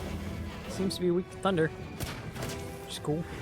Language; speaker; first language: English; native; English